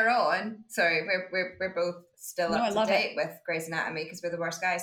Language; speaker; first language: English; native; English